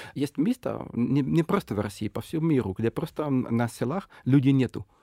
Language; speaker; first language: Russian; non-native, fluent; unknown